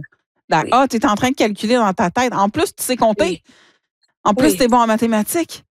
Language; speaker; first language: French; native; French